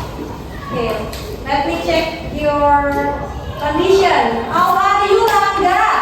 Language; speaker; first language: English; non-native, learner; Indonesian